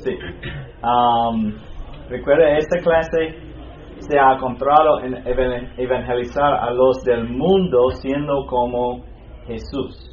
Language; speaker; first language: Spanish; non-native, fluent; English